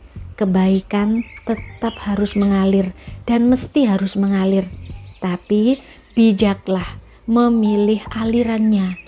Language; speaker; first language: Indonesian; native; Indonesian